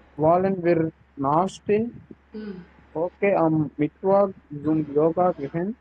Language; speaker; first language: German; non-native, learner; Tamil